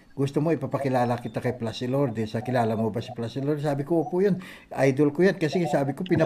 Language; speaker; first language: Filipino; non-native, local second language; Cebuano